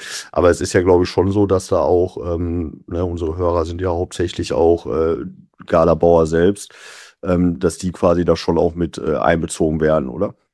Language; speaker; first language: German; native; German